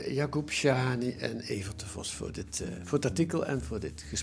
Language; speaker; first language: Dutch; native; Dutch